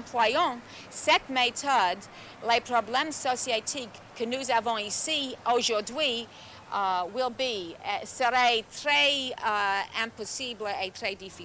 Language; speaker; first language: French; non-native, learner; English